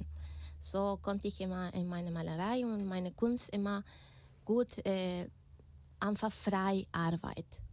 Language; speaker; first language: German; non-native, fluent; Spanish